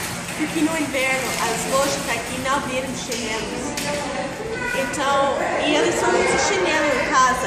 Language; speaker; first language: Portuguese; non-native, learner; English